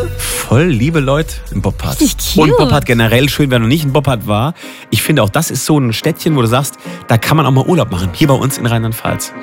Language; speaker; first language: German; native; German